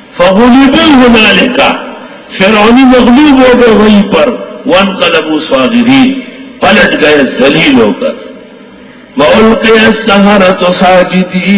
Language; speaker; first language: Urdu; non-native, local second language; Pashto